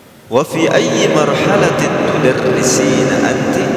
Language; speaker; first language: Arabic; non-native, fluent; Indonesian